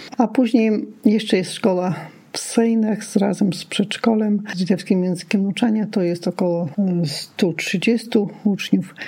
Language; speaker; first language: Polish; non-native, local second language; Lithuanian